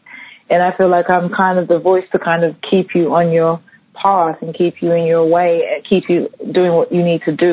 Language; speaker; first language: English; native; English